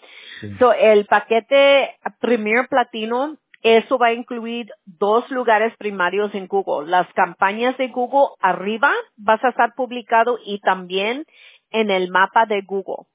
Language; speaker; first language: Spanish; early bilingual, heritage; English